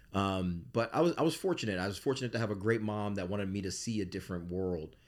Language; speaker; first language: English; native; English